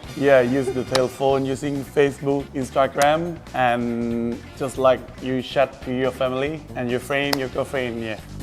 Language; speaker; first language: English; non-native, learner; Thai